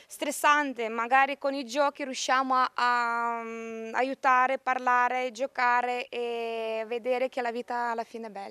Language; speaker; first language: Italian; non-native, fluent; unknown